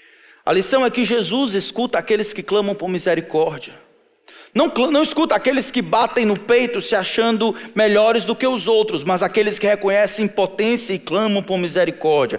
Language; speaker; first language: Portuguese; native; Portuguese